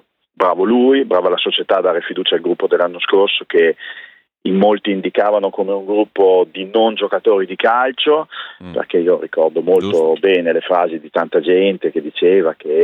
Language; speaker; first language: Italian; native; Italian